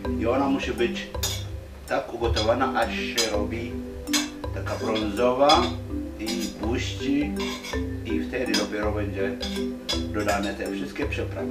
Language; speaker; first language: Polish; non-native, fluent; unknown